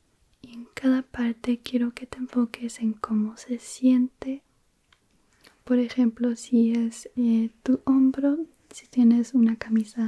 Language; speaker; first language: Spanish; early bilingual, heritage; Spanish